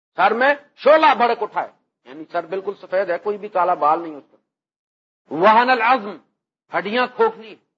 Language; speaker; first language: Urdu; non-native, local second language; Punjabi